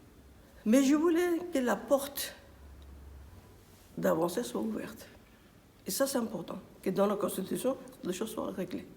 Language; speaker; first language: French; non-native, fluent; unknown